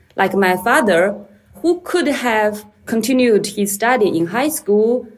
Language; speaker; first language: English; non-native, fluent; Chinese